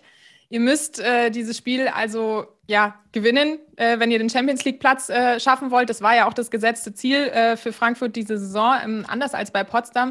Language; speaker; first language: German; native; German